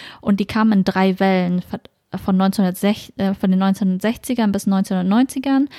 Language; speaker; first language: German; native; German